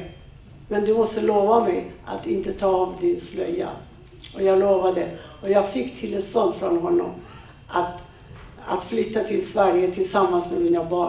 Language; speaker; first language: Swedish; non-native, fluent; Persian